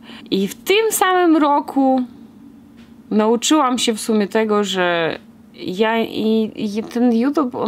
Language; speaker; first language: Polish; non-native, fluent; Russian